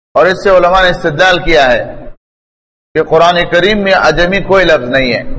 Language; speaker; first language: Urdu; non-native, local second language; Pashto